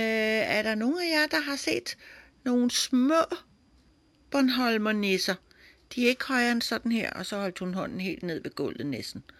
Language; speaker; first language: Danish; native; Danish